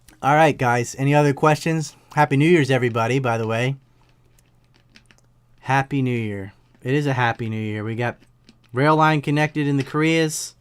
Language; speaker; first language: English; native; English